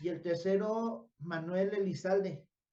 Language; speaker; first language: Spanish; native; Spanish